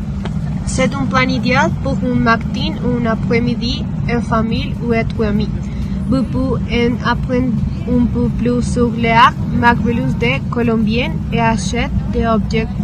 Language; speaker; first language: French; non-native, learner; Spanish